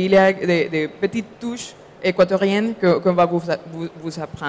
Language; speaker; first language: French; non-native, fluent; Spanish